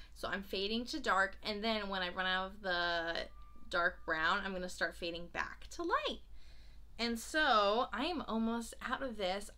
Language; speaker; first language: English; native; English